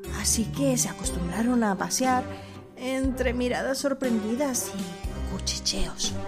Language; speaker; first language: Spanish; native; Spanish